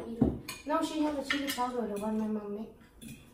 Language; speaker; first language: English; non-native, learner; Thai